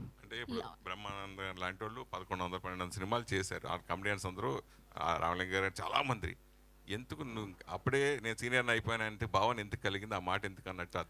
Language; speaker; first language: Telugu; native; Telugu